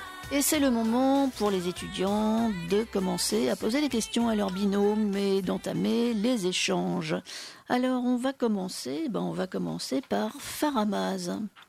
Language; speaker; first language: French; native; French